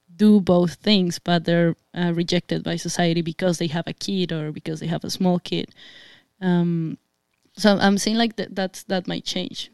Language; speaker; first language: English; non-native, fluent; Spanish